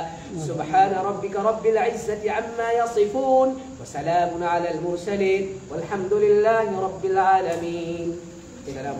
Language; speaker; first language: Arabic; non-native, fluent; Bangla